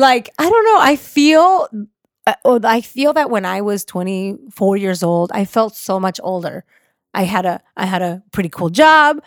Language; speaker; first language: English; early bilingual, other home language; Spanish